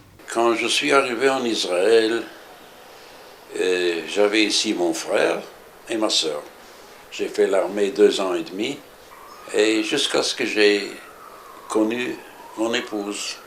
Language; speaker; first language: French; early bilingual, other home language; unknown